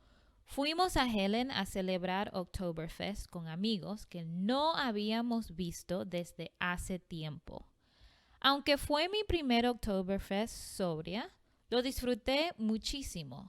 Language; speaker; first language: Spanish; non-native, fluent; English